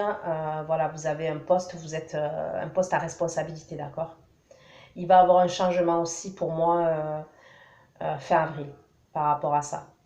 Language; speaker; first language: French; native; French